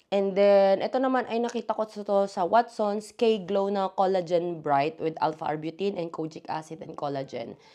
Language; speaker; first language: Filipino; native; Filipino